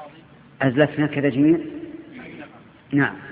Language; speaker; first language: Arabic; native; Arabic